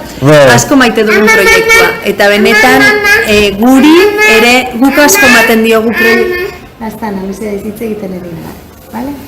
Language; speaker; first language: Basque; non-native, local second language; Spanish